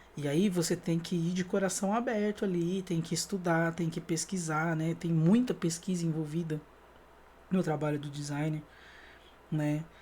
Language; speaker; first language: Portuguese; native; Portuguese